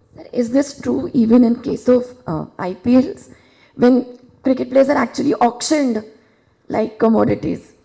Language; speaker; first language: English; non-native, local second language; Marathi